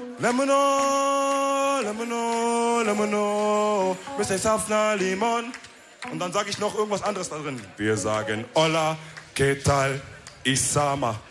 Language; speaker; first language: German; early bilingual, other home language; Wolof